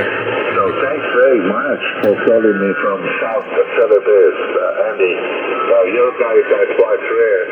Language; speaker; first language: English; non-native, fluent; Italian